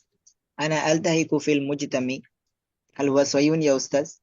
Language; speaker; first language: Arabic; non-native, learner; Bangla